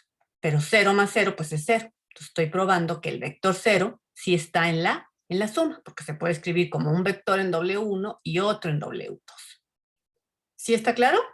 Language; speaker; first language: Spanish; native; Spanish